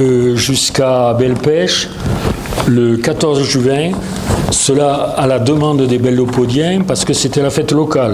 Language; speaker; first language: French; native; French